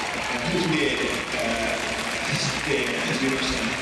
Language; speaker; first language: Japanese; non-native, learner; English